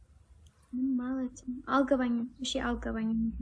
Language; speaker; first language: Amharic; non-native, learner; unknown